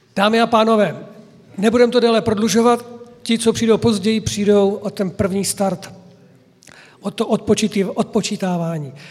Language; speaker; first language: Czech; native; Czech